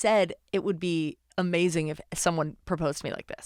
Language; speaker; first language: English; native; English